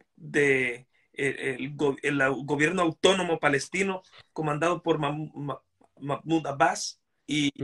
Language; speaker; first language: Spanish; native; Spanish